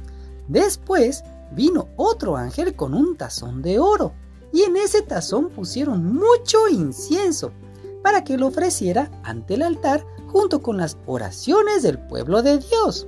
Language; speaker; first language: Spanish; native; Spanish